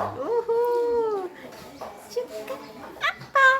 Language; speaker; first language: Korean; non-native, learner; Thai